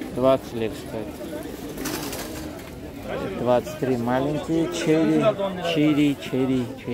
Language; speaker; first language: Russian; non-native, fluent; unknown